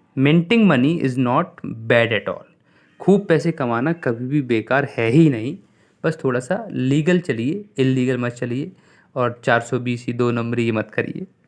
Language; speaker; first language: Hindi; native; Hindi